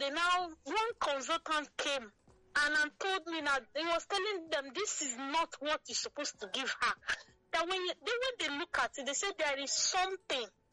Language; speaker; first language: English; non-native, local second language; Igbo